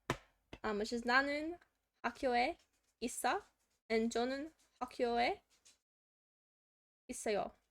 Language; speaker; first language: Korean; non-native, learner; English